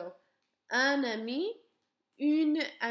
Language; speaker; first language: French; non-native, learner; English